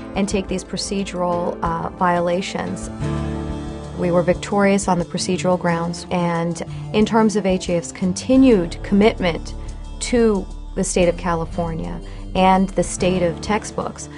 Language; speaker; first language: English; native; English